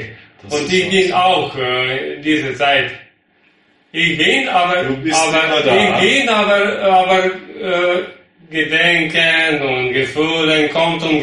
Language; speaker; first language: German; non-native, learner; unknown